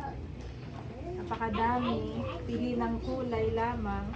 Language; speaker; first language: Filipino; native; Filipino